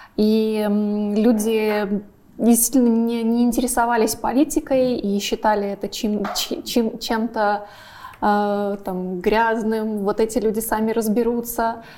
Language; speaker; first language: Russian; native; Russian